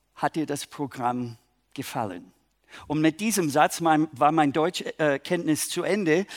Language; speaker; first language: German; non-native, fluent; English